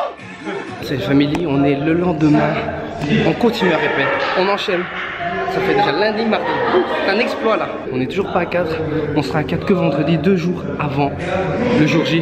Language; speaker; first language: French; native; French